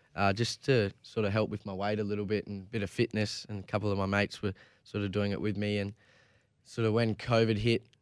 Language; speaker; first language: English; native; English